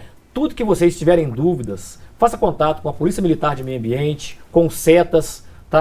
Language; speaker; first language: Portuguese; native; Portuguese